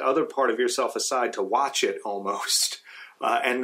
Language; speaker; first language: English; native; English